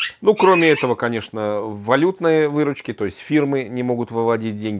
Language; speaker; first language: Russian; native; Russian